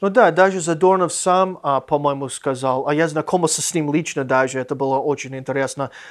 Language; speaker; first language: Russian; non-native, fluent; English